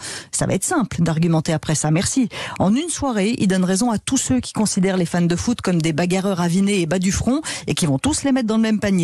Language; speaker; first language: French; native; French